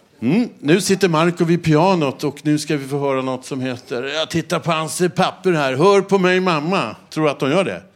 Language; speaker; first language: Swedish; native; Swedish